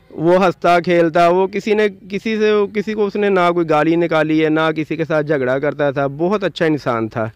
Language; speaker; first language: Urdu; native; Urdu